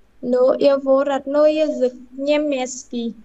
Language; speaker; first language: Russian; non-native, learner; Vietnamese